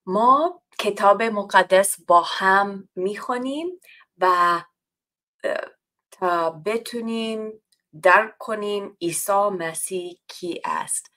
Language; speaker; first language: Persian; non-native, fluent; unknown